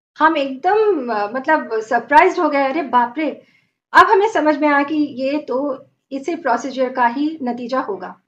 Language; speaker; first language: Hindi; non-native, local second language; Bangla